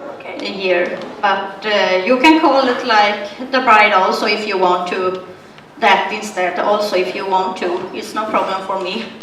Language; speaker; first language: English; non-native, learner; Swedish